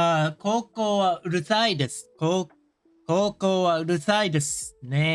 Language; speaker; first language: Japanese; non-native, learner; English